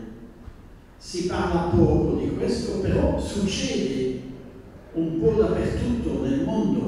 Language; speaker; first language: Italian; non-native, fluent; Dutch